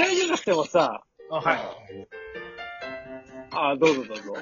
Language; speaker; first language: Japanese; native; Japanese